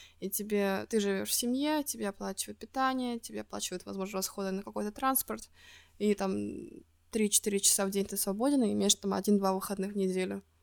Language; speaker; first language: Russian; native; Russian